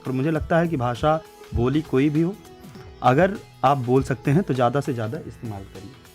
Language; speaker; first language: Hindi; native; Hindi